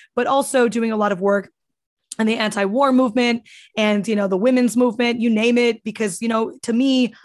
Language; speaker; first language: English; native; English